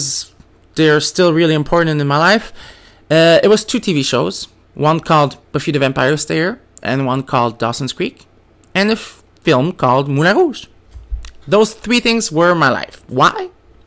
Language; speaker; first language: English; non-native, fluent; French